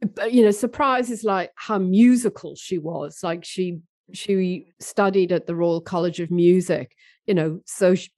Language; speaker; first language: English; native; English